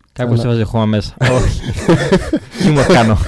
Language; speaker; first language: Greek; native; Greek